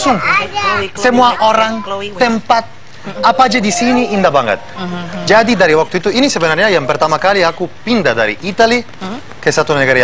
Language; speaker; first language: Indonesian; non-native, fluent; Italian